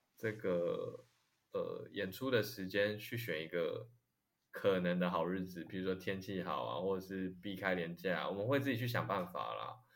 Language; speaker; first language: Chinese; native; Chinese